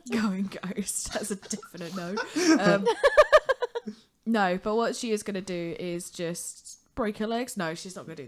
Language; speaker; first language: English; native; English